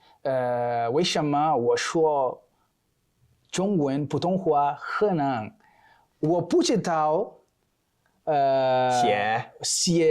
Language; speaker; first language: Chinese; non-native, learner; Portuguese